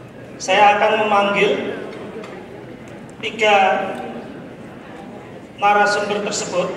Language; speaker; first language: Indonesian; native; Indonesian